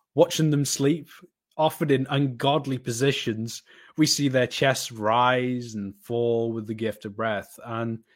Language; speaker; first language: English; native; English